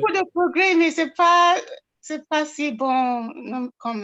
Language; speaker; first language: French; non-native, local second language; Yoruba